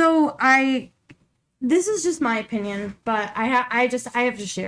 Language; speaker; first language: English; native; English